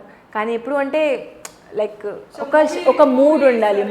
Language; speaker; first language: Telugu; non-native, fluent; Hindi